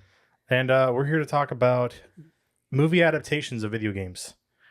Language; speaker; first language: English; native; English